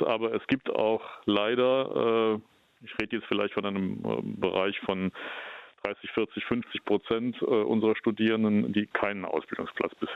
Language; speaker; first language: German; native; German